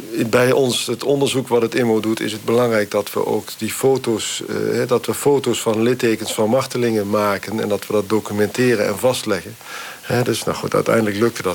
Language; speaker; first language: Dutch; native; Dutch